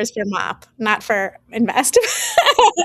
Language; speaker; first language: English; native; English